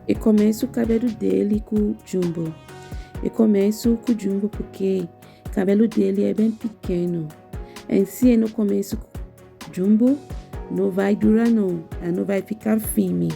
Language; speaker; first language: Portuguese; non-native, learner; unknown